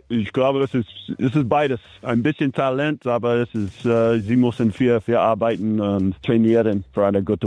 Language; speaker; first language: German; non-native, learner; English